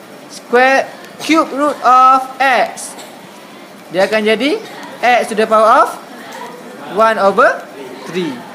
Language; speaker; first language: English; non-native, local second language; Malay